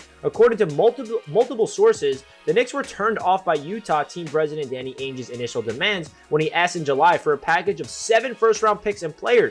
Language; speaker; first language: English; native; English